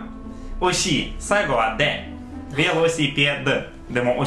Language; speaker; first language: Japanese; non-native, fluent; Russian